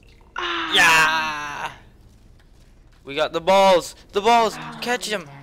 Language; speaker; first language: English; native; English